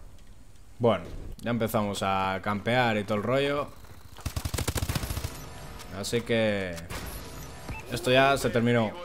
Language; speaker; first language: Spanish; native; Spanish